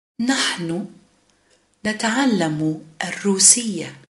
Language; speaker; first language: Arabic; non-native, fluent; Bosnian